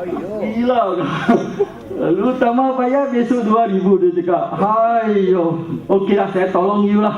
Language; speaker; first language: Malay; non-native, local second language; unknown